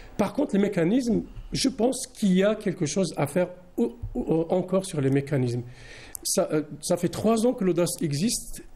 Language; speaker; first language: French; non-native, local second language; Arabic